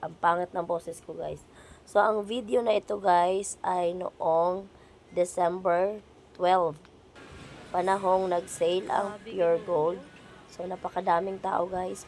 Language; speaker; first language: Filipino; non-native, local second language; Cebuano